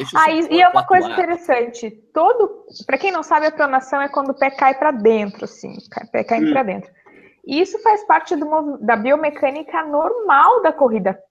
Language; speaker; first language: Portuguese; native; Portuguese